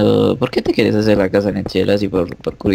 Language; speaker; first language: Spanish; native; Spanish